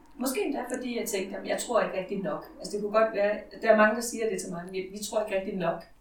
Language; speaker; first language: Danish; native; Danish